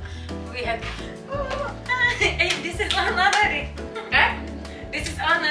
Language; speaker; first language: English; non-native, learner; Indonesian